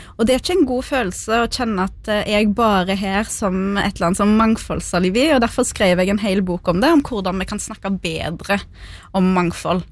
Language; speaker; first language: Norwegian; early bilingual, other home language; Arabic